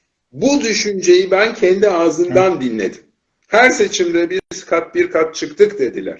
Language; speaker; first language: Turkish; native; Turkish